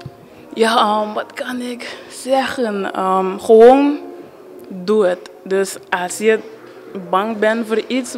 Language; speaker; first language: Dutch; non-native, learner; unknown